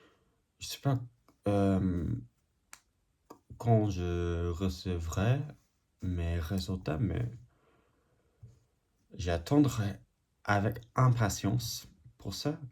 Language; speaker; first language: French; non-native, learner; English